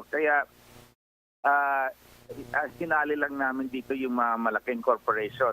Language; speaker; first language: Filipino; native; Filipino